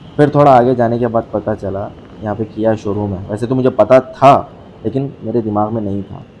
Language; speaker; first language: Hindi; non-native, local second language; Urdu